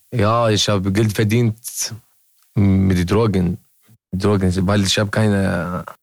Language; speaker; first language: German; non-native, learner; Arabic